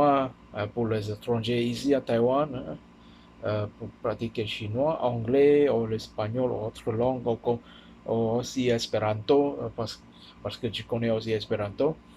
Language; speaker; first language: French; non-native, learner; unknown